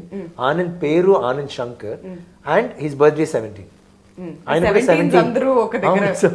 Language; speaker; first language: Telugu; non-native, local second language; Tamil